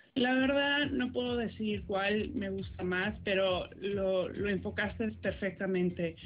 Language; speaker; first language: Spanish; early bilingual, heritage; Spanish